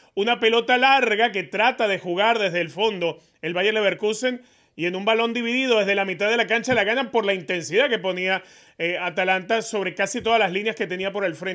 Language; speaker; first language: Spanish; native; Spanish